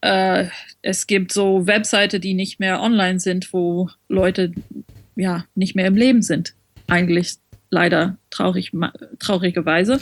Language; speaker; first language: German; non-native, fluent; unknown